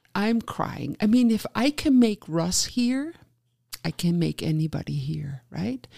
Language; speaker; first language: English; non-native, fluent; Dutch